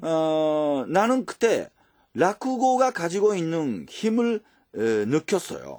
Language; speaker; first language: Korean; non-native, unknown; Japanese